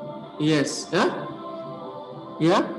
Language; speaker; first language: English; non-native, learner; Indonesian